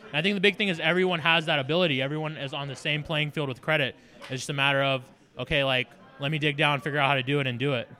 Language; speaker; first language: English; native; English